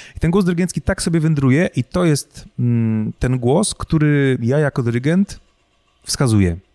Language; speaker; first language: Polish; native; Polish